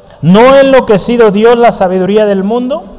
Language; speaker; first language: Spanish; native; Spanish